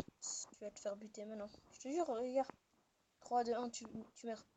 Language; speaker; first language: French; native; French